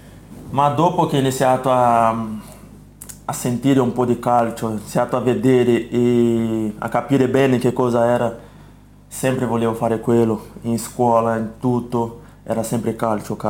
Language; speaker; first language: Italian; non-native, fluent; Portuguese